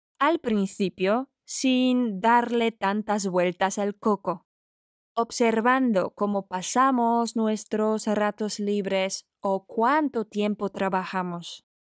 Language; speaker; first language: Spanish; non-native, fluent; Polish